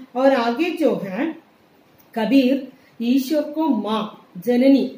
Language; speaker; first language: Hindi; non-native, local second language; Malayalam